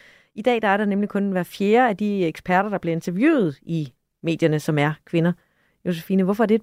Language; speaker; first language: Danish; native; Danish